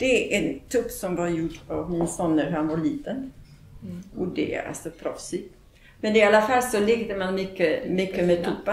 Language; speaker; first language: Swedish; non-native, fluent; Polish